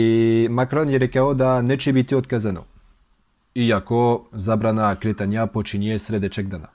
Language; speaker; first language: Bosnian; non-native, learner; French